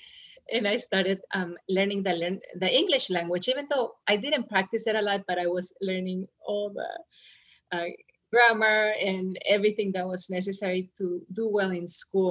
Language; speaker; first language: English; non-native, fluent; Spanish